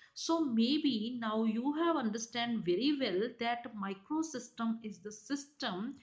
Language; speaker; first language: English; non-native, local second language; Punjabi